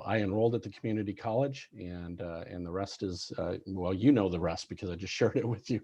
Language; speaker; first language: English; native; English